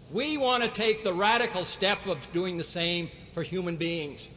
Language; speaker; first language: English; native; English